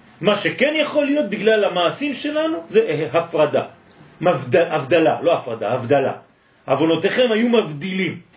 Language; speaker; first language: Hebrew; non-native, fluent; French